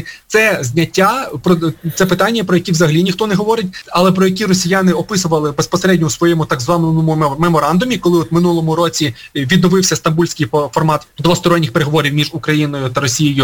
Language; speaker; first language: Ukrainian; native; Ukrainian